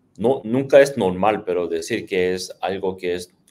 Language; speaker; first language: Spanish; native; Spanish